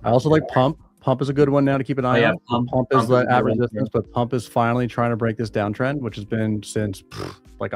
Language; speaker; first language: English; native; English